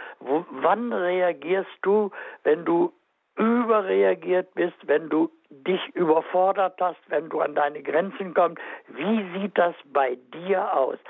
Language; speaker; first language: German; native; German